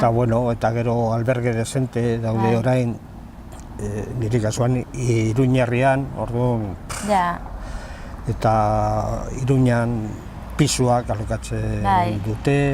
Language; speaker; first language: Basque; non-native, local second language; Spanish